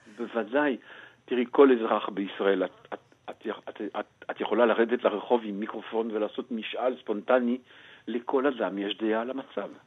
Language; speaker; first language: Hebrew; non-native, fluent; French